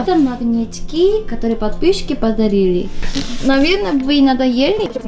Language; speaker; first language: Russian; non-native, learner; Korean